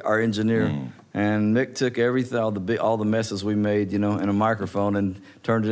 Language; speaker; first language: English; native; English